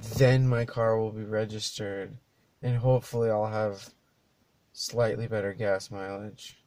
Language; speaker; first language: English; native; English